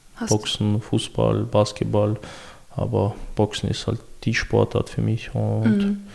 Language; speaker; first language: German; early bilingual, other home language; Chechen